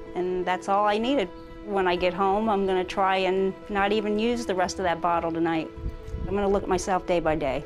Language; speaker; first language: English; native; English